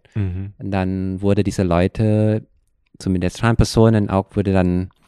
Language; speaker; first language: German; non-native, fluent; Thai